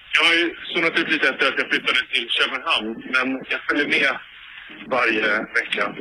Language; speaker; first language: Swedish; native; Swedish